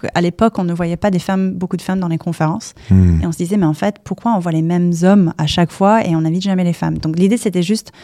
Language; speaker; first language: French; non-native, fluent; English